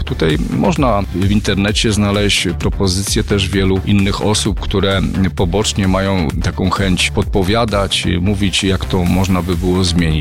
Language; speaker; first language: Polish; native; Polish